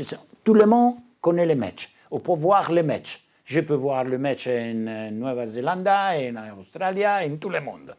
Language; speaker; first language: French; non-native, learner; Italian